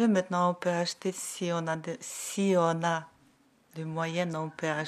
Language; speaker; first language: French; non-native, learner; Ukrainian